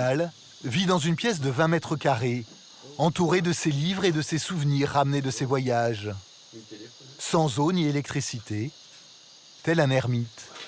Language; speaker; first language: French; native; French